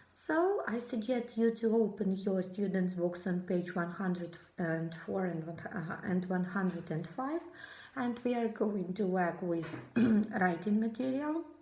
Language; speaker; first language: English; non-native, fluent; Ukrainian